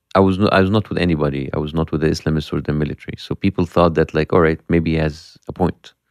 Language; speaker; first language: English; non-native, fluent; Arabic